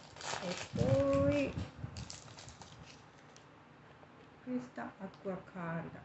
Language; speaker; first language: Italian; non-native, learner; Japanese